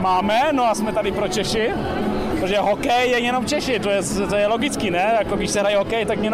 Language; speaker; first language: Czech; early bilingual, heritage; Czech